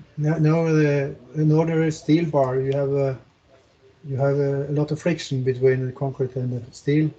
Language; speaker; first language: English; non-native, fluent; Norwegian